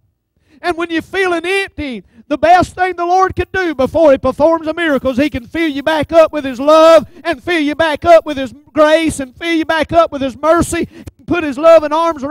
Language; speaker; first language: English; native; English